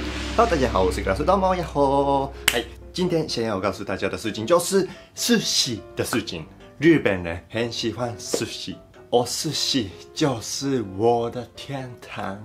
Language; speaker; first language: Chinese; non-native, fluent; Japanese